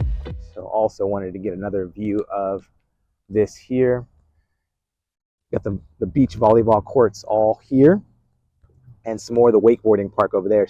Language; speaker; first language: English; native; English